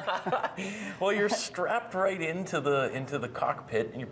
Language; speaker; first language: English; native; English